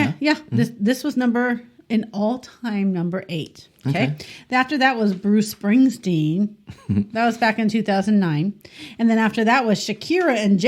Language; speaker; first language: English; native; English